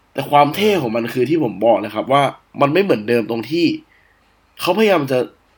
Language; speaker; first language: Thai; native; Thai